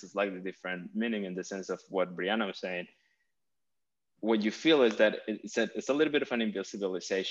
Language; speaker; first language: English; non-native, fluent; Spanish